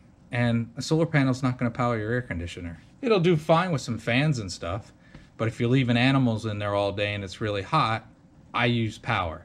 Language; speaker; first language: English; native; English